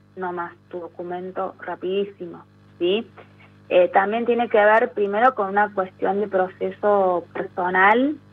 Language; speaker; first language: Spanish; native; Spanish